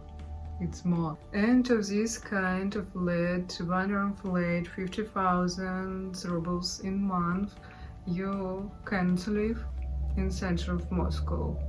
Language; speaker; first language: English; non-native, learner; Russian